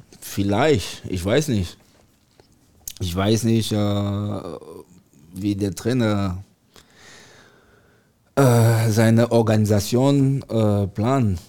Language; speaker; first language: German; non-native, learner; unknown